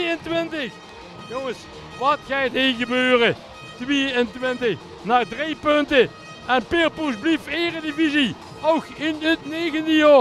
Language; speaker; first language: Dutch; native; Dutch